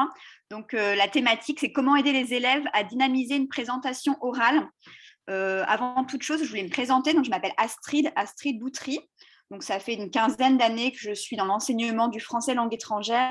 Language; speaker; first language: French; native; French